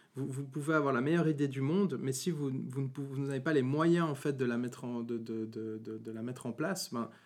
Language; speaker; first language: French; native; French